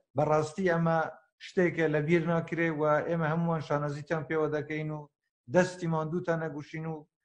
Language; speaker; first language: Central Kurdish; non-native, local second language; Kurdish